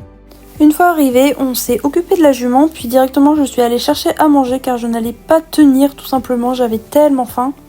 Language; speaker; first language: French; native; French